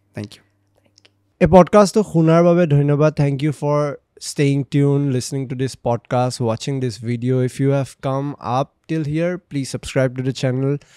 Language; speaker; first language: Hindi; non-native, local second language; Assamese